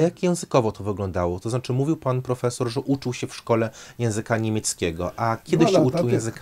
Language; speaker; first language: Polish; native; Polish